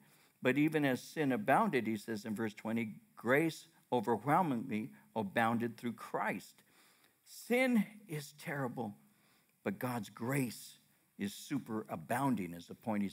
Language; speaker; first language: English; native; English